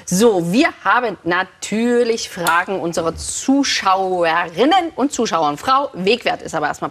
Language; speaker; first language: German; native; German